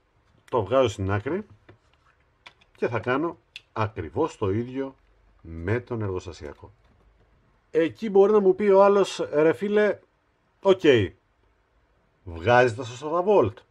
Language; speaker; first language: Greek; native; Greek